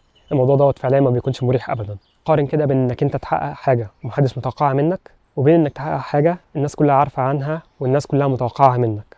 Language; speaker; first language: Arabic; native; Arabic